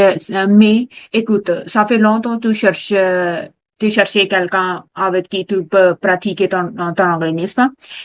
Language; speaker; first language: French; non-native, learner; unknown